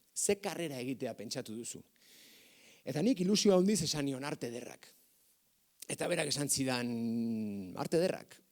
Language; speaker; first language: Basque; native; Basque